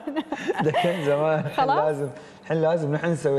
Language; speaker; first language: Arabic; native; Arabic